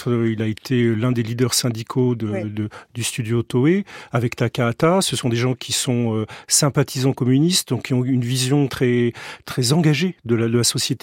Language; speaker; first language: French; native; French